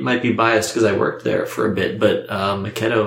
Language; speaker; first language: English; native; English